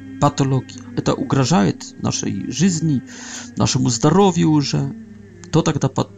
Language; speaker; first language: Polish; non-native, learner; Russian